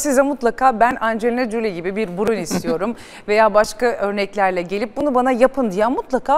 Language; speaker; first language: Turkish; native; Turkish